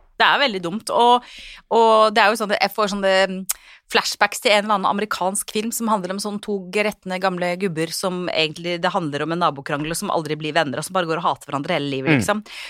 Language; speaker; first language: Norwegian; native; Norwegian